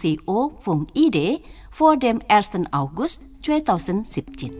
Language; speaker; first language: German; non-native, fluent; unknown